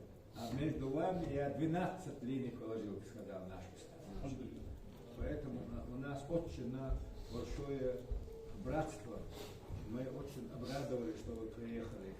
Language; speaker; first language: Russian; non-native, local second language; Ingush